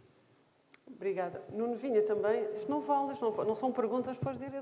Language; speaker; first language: Portuguese; native; Portuguese